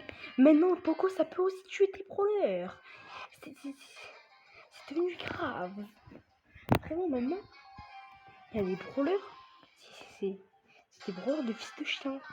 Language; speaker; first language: French; native; French